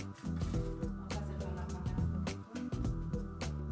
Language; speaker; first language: Spanish; non-native, fluent; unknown